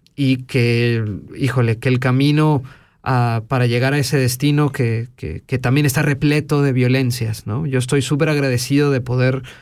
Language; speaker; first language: Spanish; native; Spanish